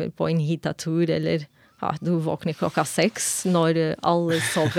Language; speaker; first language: Norwegian; non-native, fluent; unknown